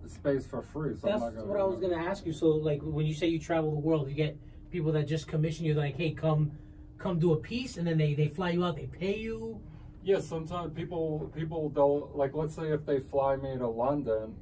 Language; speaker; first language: English; native; English